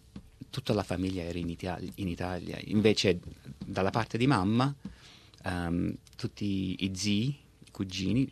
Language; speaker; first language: Italian; early bilingual, heritage; Italian